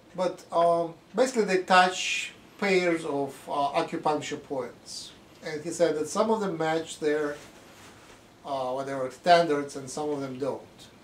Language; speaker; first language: English; non-native, fluent; Russian